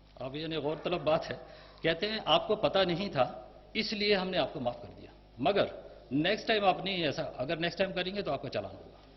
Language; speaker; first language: Urdu; native; Urdu